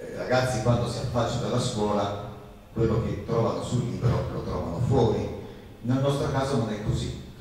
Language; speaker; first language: Italian; native; Italian